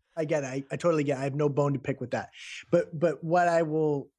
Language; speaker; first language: English; native; English